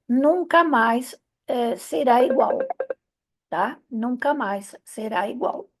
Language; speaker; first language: Portuguese; non-native, fluent; Italian